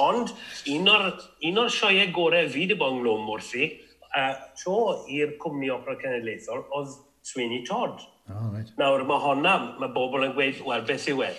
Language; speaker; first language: Welsh; native; Welsh